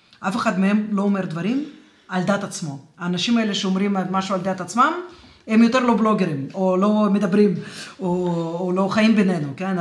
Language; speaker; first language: Hebrew; non-native, fluent; Russian